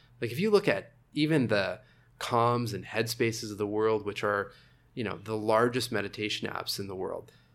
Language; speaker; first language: English; native; English